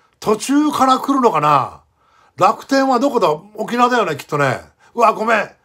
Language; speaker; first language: Japanese; native; Japanese